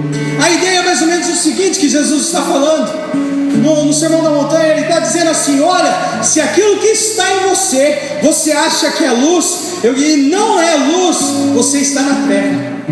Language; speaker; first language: Portuguese; native; Portuguese